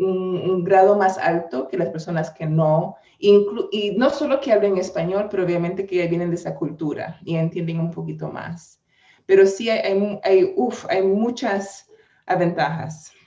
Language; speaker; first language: Spanish; early bilingual, heritage; English